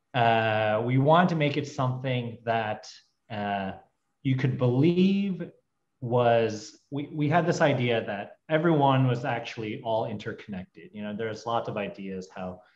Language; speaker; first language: English; native; English